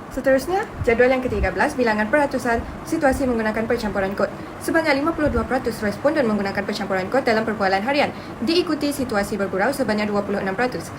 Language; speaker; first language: Malay; native; Malay